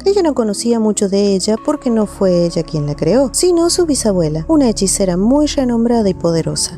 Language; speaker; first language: Spanish; native; Spanish